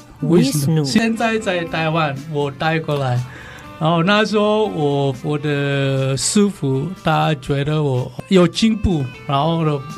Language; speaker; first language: Chinese; non-native, learner; Balinese